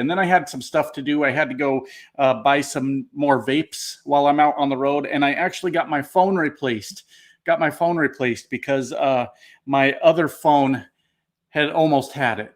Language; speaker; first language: English; native; English